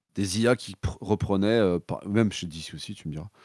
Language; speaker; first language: French; native; French